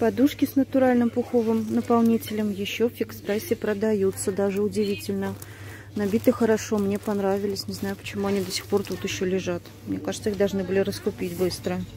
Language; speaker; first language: Russian; native; Russian